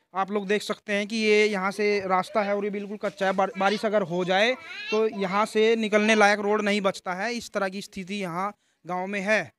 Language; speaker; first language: Hindi; native; Hindi